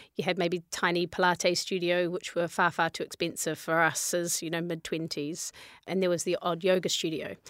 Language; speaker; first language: English; native; English